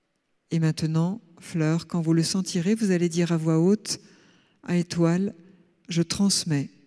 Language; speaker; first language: French; native; French